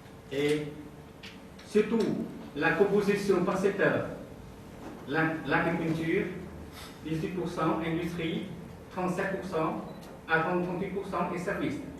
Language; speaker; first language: French; non-native, fluent; Vietnamese